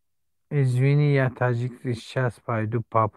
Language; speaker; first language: Russian; non-native, learner; Tajik